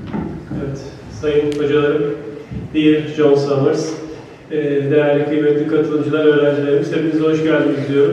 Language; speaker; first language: Turkish; native; Turkish